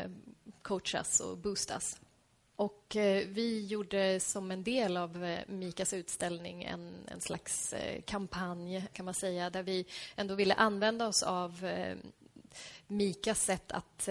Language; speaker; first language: Swedish; native; Swedish